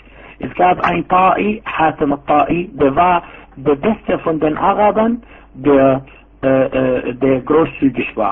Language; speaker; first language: German; non-native, fluent; Arabic